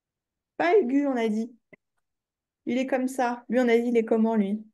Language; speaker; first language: French; native; French